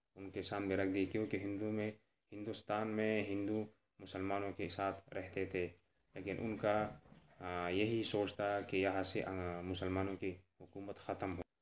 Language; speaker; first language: Urdu; non-native, local second language; Pashto